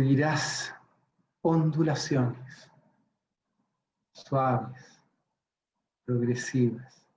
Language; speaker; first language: Spanish; native; Spanish